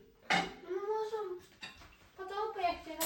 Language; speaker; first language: Russian; early bilingual, other home language; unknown